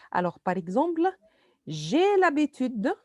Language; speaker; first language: French; non-native, fluent; Arabic